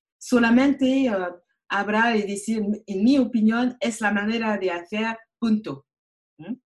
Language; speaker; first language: Spanish; non-native, learner; French